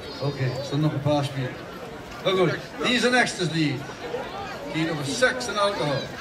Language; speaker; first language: German; non-native, learner; English